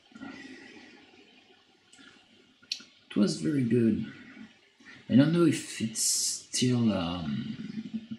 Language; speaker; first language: English; non-native, fluent; French